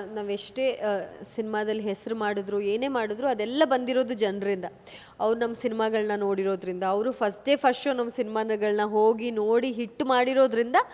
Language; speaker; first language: Kannada; non-native, local second language; Kodava